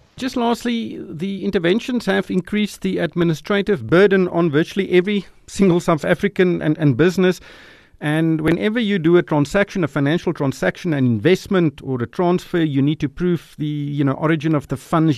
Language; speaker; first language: English; non-native, local second language; Afrikaans